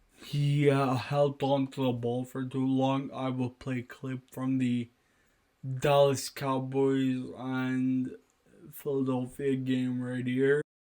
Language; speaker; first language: English; native; English